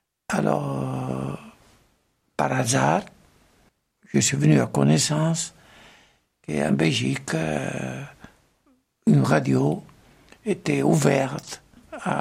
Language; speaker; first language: French; non-native, fluent; Italian